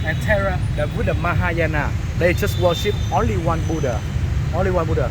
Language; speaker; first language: English; non-native, learner; Vietnamese